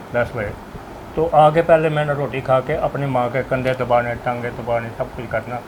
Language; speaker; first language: Urdu; non-native, local second language; Punjabi